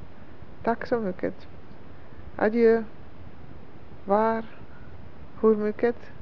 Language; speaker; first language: Swedish; non-native, learner; English